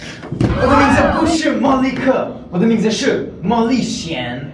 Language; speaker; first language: Chinese; non-native, learner; English